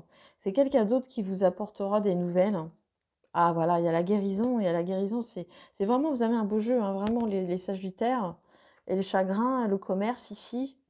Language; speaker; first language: French; native; French